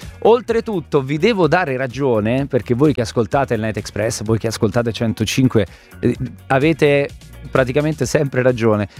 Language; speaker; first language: Italian; native; Italian